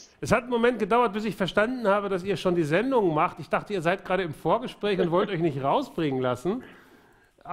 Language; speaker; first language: German; native; German